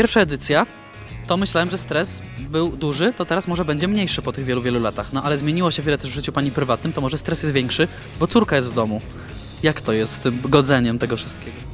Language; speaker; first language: Polish; native; Polish